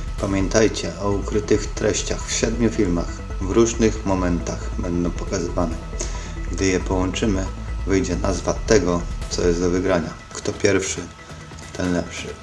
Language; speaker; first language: Polish; native; Polish